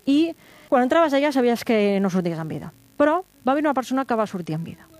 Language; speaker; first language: Catalan; native; Catalan